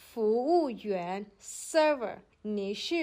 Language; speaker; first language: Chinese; non-native, learner; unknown